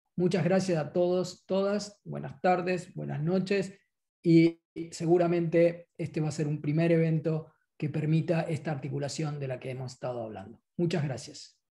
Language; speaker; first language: Spanish; native; Spanish